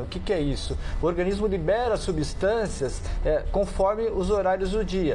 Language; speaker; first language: Portuguese; native; Portuguese